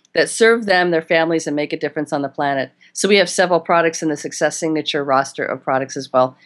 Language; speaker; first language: English; native; English